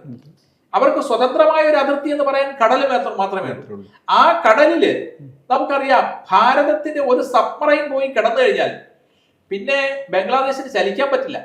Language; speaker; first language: Malayalam; native; Malayalam